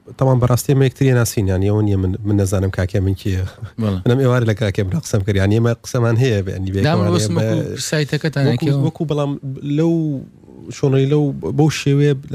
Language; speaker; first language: Central Kurdish; early bilingual, heritage; Central Kurdish